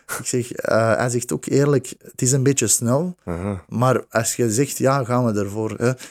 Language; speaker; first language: Dutch; early bilingual, other home language; Bosnian